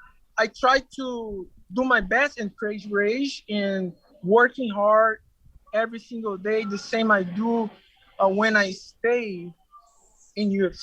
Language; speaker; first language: English; non-native, learner; Portuguese